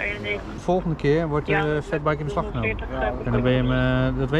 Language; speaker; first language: Dutch; native; Dutch